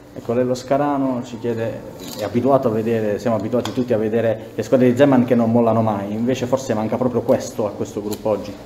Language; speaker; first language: Italian; native; Italian